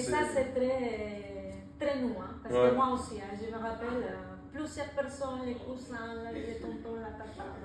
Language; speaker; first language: French; non-native, fluent; Spanish